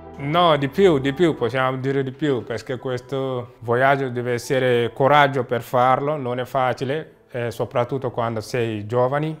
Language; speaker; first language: Italian; non-native, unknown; Wolof